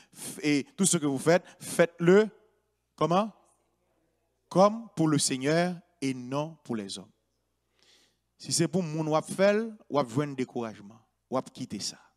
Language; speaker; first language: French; non-native, local second language; Haitian Creole